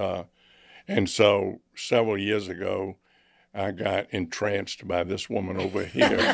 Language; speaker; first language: English; native; English